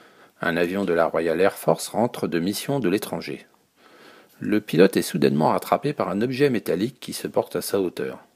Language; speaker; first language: French; native; French